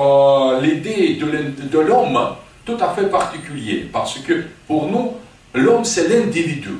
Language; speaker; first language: French; non-native, fluent; Russian